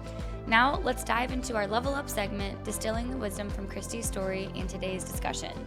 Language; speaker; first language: English; native; English